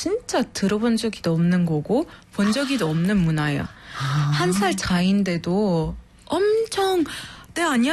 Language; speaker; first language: Korean; non-native, fluent; Arabic